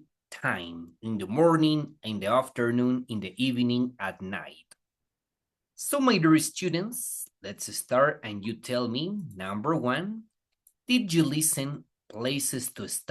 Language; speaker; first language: English; non-native, fluent; Spanish